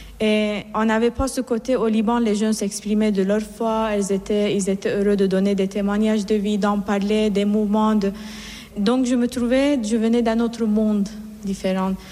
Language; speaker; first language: French; non-native, fluent; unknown